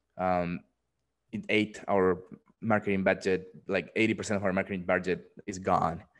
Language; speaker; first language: English; non-native, fluent; Spanish